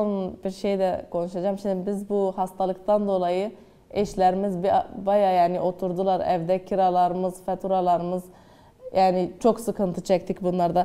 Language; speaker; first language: Turkish; non-native, learner; Arabic